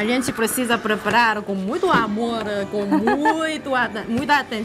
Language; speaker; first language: Portuguese; non-native, fluent; Chinese